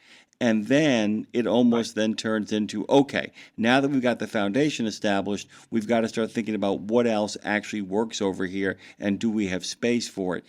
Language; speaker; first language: English; native; English